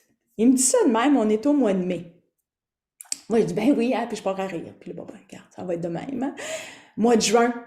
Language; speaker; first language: French; native; French